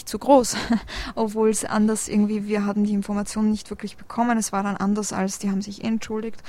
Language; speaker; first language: German; early bilingual, other home language; Polish